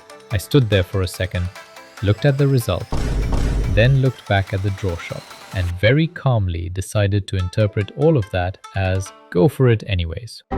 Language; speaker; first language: English; native; English